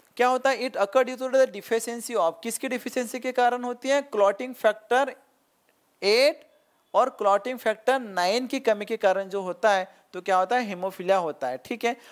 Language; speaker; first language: Hindi; non-native, local second language; Marathi